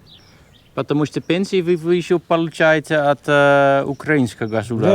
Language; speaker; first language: Russian; non-native, fluent; Dutch